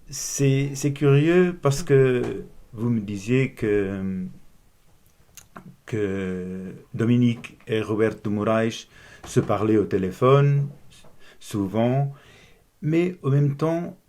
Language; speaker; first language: French; non-native, fluent; Portuguese